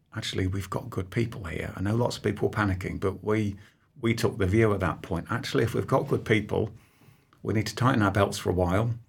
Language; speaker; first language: English; native; English